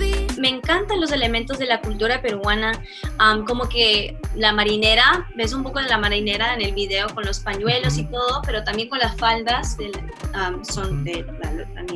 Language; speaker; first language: Spanish; early bilingual, heritage; Spanish